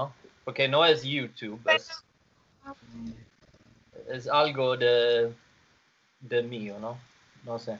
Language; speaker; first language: Spanish; non-native, learner; Swedish